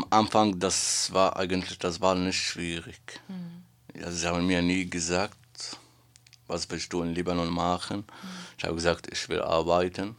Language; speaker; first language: German; non-native, learner; Arabic